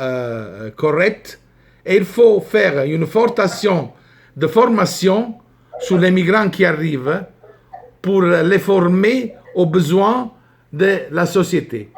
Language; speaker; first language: French; non-native, fluent; Italian